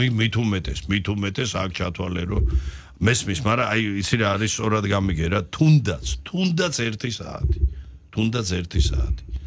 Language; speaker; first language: Georgian; native; Georgian